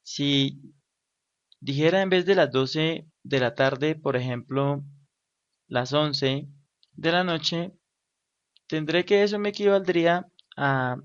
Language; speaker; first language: Spanish; native; Spanish